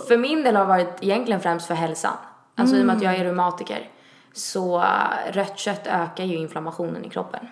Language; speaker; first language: Swedish; early bilingual, other home language; Italian